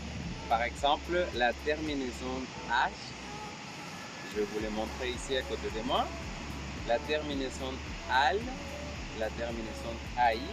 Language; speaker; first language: French; non-native, fluent; Spanish